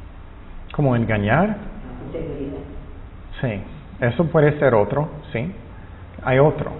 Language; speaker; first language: Spanish; non-native, fluent; English